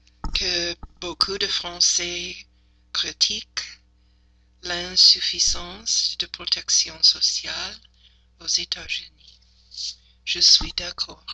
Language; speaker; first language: French; non-native, learner; English